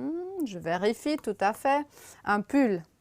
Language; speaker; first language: French; non-native, fluent; Romanian